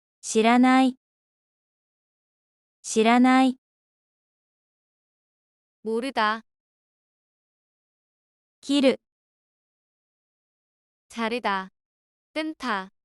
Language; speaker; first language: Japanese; non-native, fluent; Korean